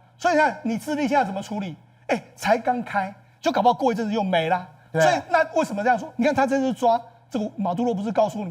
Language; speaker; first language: Chinese; native; Chinese